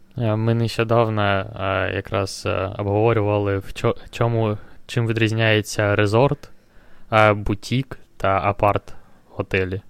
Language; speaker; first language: Ukrainian; non-native, local second language; Russian